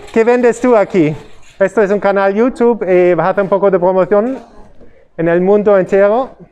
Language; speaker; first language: Spanish; non-native, learner; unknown